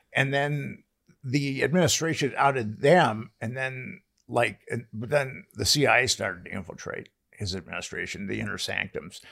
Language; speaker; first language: English; native; English